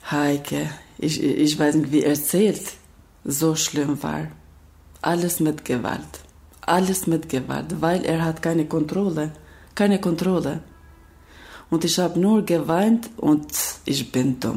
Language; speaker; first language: German; non-native, learner; Albanian